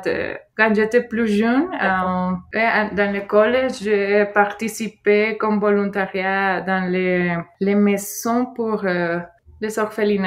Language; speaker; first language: French; non-native, fluent; Spanish